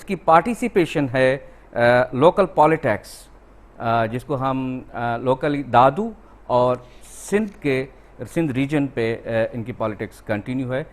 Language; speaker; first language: Urdu; non-native, local second language; Sindhi